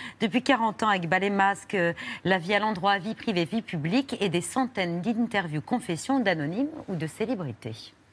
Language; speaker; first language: French; native; French